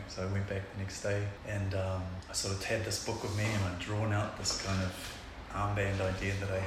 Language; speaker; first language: English; non-native, local second language; Tongan